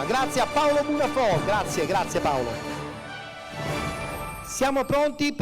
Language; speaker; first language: Italian; native; Italian